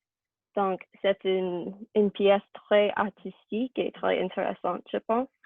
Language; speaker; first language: French; non-native, learner; English